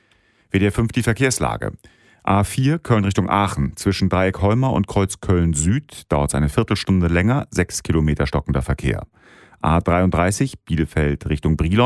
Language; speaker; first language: German; native; German